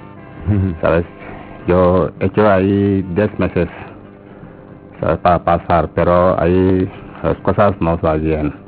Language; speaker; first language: Spanish; non-native, learner; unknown